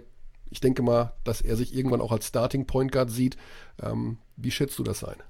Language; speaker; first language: German; native; German